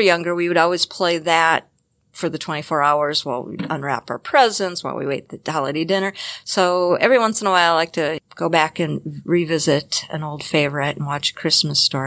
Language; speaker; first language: English; native; English